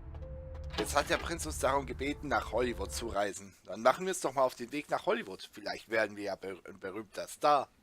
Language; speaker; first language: German; native; German